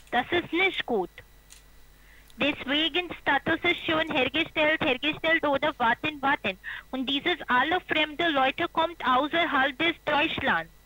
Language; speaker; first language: German; non-native, learner; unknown